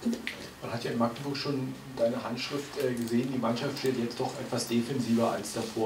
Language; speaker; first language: German; native; German